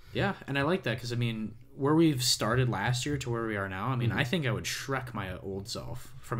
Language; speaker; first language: English; native; English